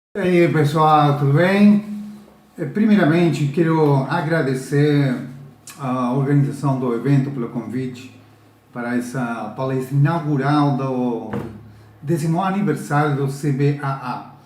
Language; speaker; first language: Portuguese; non-native, learner; Spanish